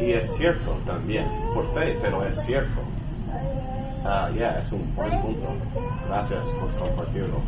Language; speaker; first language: Spanish; non-native, learner; English